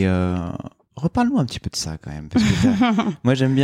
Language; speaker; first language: French; native; French